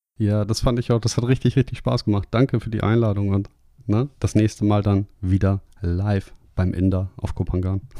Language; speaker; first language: German; native; German